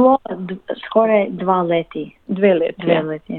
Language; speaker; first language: Slovenian; early bilingual, heritage; Slovenian